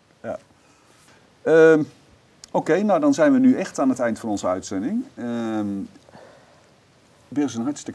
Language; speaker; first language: Dutch; native; Dutch